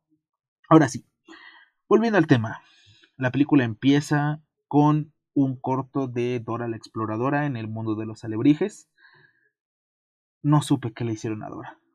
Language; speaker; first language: Spanish; native; Spanish